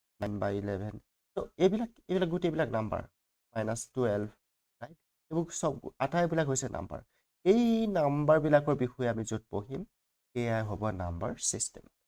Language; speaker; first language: Assamese; native; Assamese